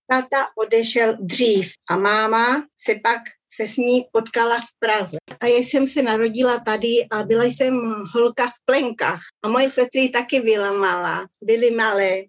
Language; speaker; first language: Czech; early bilingual, other home language; Spanish